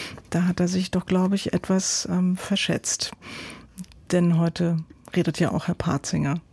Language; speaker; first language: German; native; German